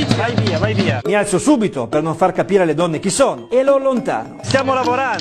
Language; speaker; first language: Italian; native; Italian